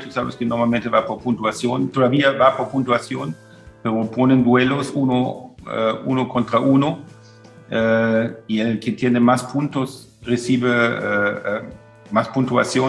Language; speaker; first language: Spanish; non-native, fluent; German